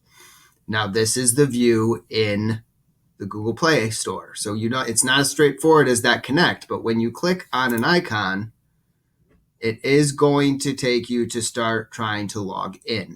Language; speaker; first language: English; native; English